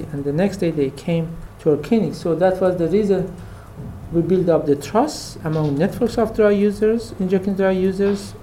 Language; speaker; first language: English; non-native, fluent; Persian